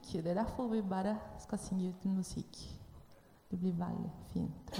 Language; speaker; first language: Norwegian; non-native, learner; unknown